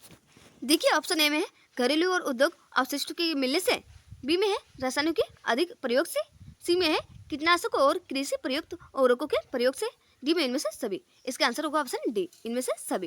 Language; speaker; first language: Hindi; native; Hindi